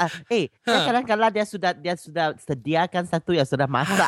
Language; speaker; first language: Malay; non-native, local second language; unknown